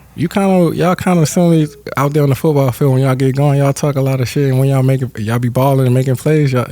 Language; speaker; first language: English; native; English